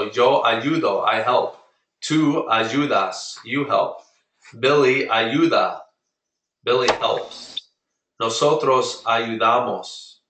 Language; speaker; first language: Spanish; non-native, fluent; English